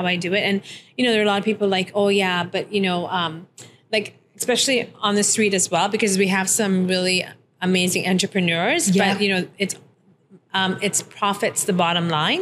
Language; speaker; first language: English; early bilingual, other home language; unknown